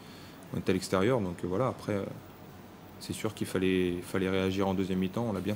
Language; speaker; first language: French; native; French